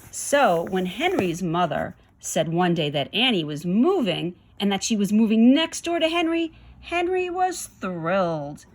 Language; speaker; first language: English; native; English